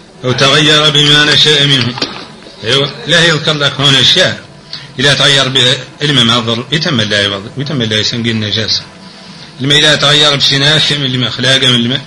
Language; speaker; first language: Arabic; native; Arabic